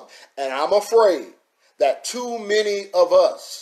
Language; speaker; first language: English; native; English